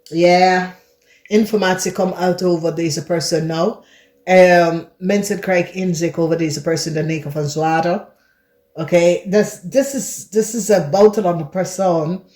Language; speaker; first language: Dutch; non-native, fluent; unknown